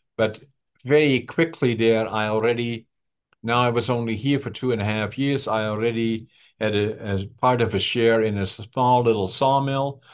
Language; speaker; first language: English; non-native, fluent; Dutch